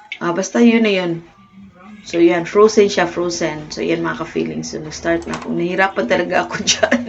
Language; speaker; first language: Filipino; non-native, local second language; Cebuano